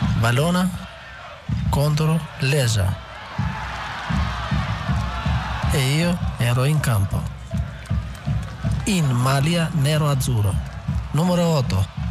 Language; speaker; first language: Italian; non-native, fluent; Albanian